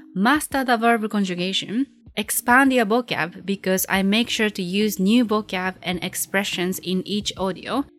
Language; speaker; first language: English; non-native, fluent; Japanese